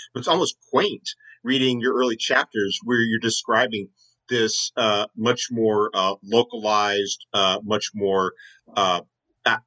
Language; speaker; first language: English; native; English